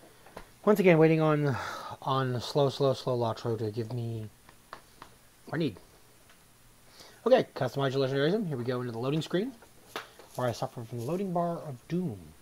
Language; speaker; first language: English; native; English